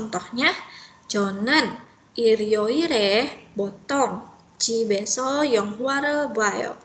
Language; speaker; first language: Korean; non-native, fluent; Indonesian